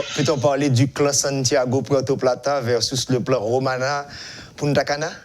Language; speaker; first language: French; non-native, local second language; Haitian Creole